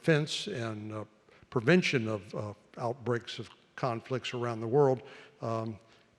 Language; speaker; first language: English; native; English